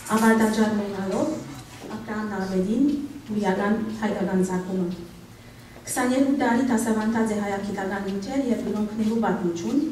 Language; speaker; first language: Armenian; early bilingual, heritage; Armenian